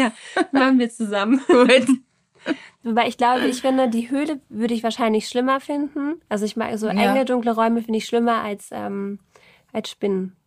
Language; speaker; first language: German; native; German